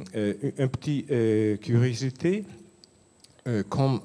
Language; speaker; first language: French; non-native, fluent; Italian